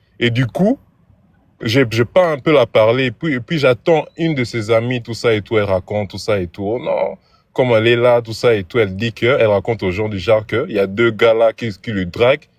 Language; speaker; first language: French; non-native, local second language; Lingala